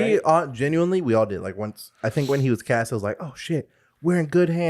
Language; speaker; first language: English; native; English